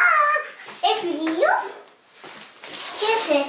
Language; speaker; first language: Spanish; early bilingual, other home language; Haitian Creole